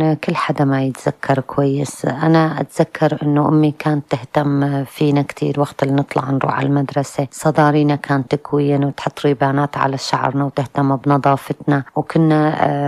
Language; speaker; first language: Arabic; non-native, local second language; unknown